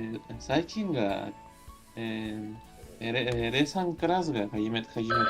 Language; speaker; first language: Japanese; non-native, learner; Spanish